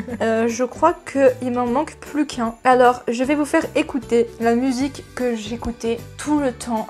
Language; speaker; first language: French; native; French